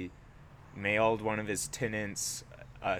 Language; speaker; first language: English; native; English